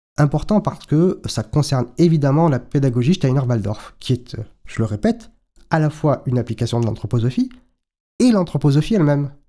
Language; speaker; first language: French; native; French